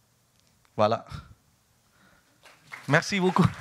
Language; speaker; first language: French; non-native, fluent; Vietnamese